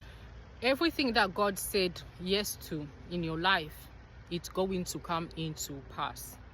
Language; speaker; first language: English; non-native, fluent; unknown